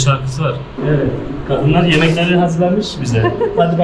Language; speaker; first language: Turkish; native; Turkish